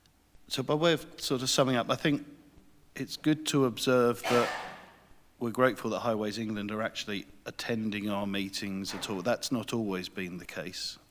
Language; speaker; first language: English; native; English